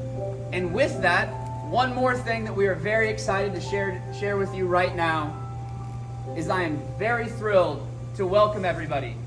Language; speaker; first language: English; native; English